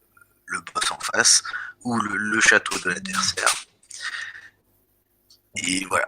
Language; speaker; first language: French; native; French